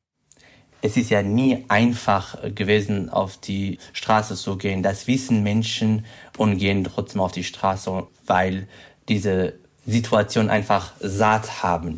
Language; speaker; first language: German; non-native, fluent; Kurdish